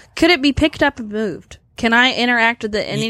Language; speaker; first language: English; native; English